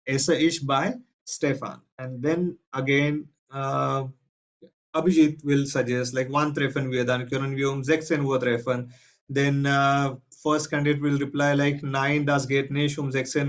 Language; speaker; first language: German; non-native, fluent; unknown